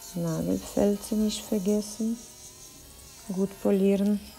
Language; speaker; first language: German; non-native, fluent; Russian